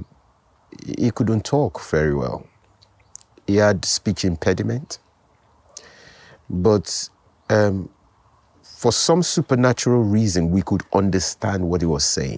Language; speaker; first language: English; non-native, local second language; Yoruba